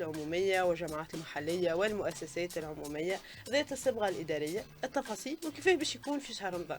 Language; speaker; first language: Arabic; native; Arabic